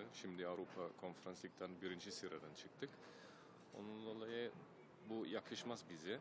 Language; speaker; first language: Turkish; early bilingual, heritage; German